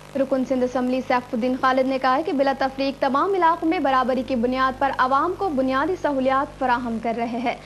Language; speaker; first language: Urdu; native; Urdu